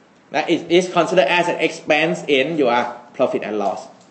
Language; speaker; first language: English; non-native, fluent; Thai